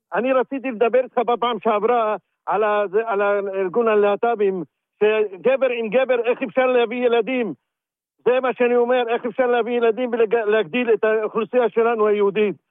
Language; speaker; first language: Hebrew; non-native, fluent; Arabic